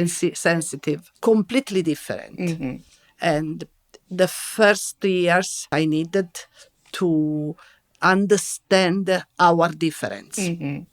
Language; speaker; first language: English; non-native, learner; Italian